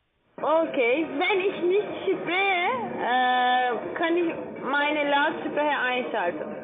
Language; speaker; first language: German; non-native, learner; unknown